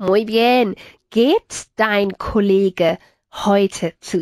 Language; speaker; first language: German; non-native, fluent; Spanish